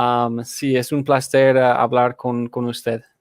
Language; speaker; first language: Spanish; non-native, fluent; English